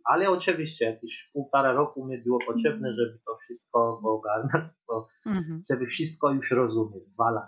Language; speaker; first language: Polish; non-native, learner; Georgian